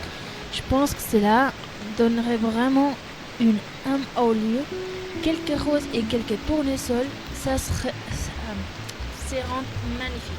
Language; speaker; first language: French; non-native, fluent; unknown